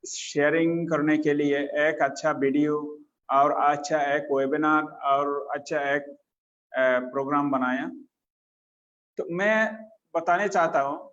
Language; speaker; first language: Hindi; non-native, fluent; Bangla